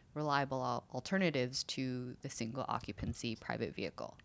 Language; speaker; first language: English; native; English